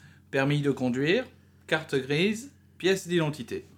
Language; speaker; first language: French; native; French